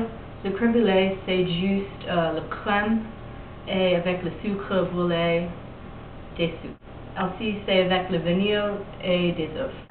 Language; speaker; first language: French; non-native, learner; English